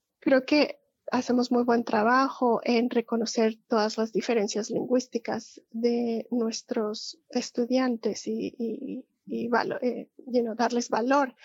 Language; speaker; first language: Spanish; native; Spanish